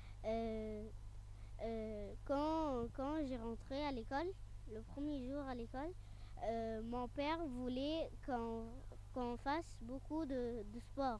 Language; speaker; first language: French; non-native, fluent; Arabic